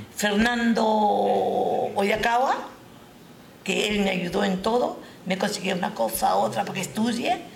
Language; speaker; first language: Spanish; non-native, local second language; Japanese